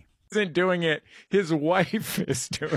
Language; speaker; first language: English; native; English